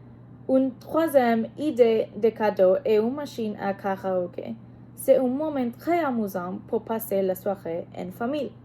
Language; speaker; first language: French; non-native, learner; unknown